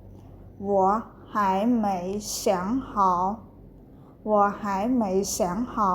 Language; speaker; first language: Chinese; non-native, fluent; Khmer